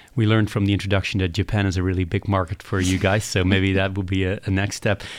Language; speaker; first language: English; non-native, fluent; Dutch